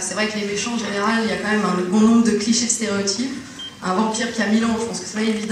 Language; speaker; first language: French; native; French